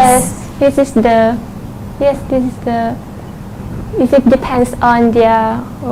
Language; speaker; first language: English; non-native, learner; Thai